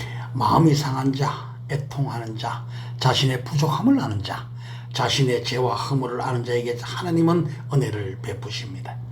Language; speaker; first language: Korean; native; Korean